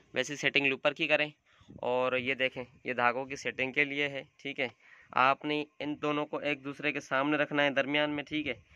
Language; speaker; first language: Urdu; non-native, local second language; Sindhi